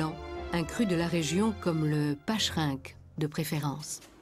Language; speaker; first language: French; native; French